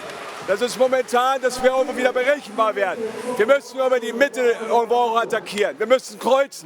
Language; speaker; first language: German; native; German